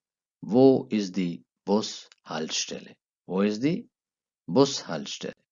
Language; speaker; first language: German; non-native, fluent; Urdu